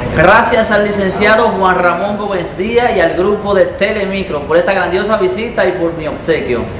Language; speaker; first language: Spanish; native; Spanish